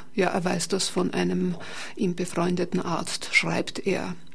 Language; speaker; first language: German; native; German